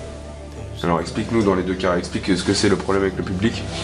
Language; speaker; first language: French; native; French